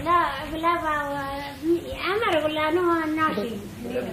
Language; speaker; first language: Hebrew; non-native, learner; Arabic